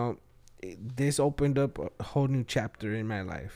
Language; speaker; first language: English; early bilingual, other home language; Spanish